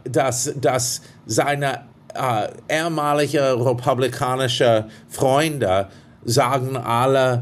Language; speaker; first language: German; non-native, fluent; English